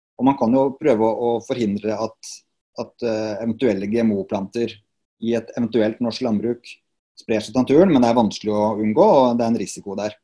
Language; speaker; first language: Norwegian; native; Norwegian